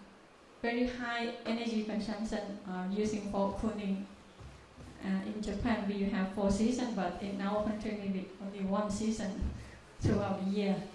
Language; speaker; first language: English; non-native, learner; Vietnamese